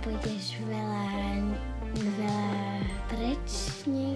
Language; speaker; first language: Slovak; early bilingual, heritage; Slovak